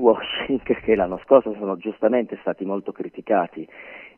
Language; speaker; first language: Italian; native; Italian